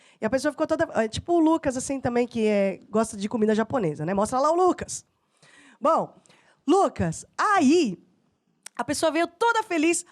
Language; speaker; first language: Portuguese; native; Portuguese